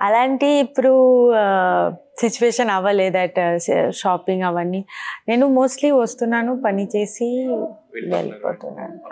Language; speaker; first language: Telugu; non-native, learner; Bangla